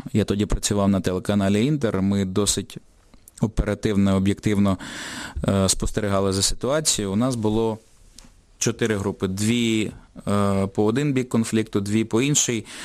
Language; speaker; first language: Ukrainian; non-native, local second language; Russian